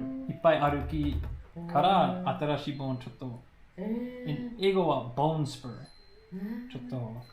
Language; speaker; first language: Japanese; non-native, learner; English